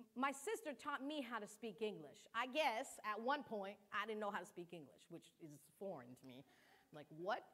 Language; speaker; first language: English; early bilingual, other home language; Kabuverdianu